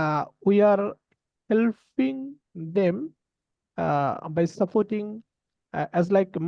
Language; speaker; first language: English; non-native, learner; Bangla